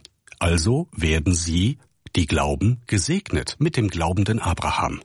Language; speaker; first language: German; native; German